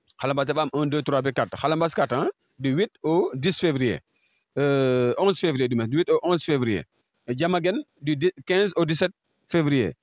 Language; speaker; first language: French; non-native, local second language; Wolof